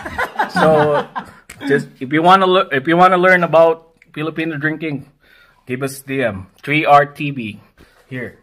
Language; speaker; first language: English; non-native, local second language; Filipino